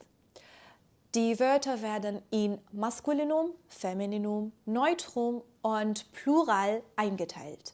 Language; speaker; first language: German; native; German